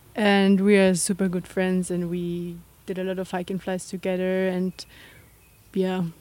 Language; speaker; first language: English; non-native, fluent; German